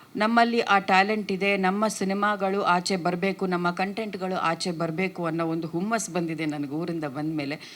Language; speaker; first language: Kannada; native; Kannada